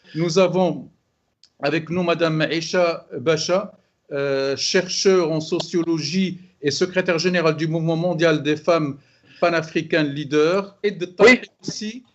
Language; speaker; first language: French; non-native, local second language; Arabic